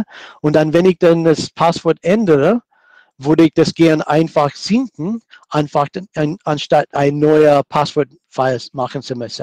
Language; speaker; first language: German; non-native, fluent; English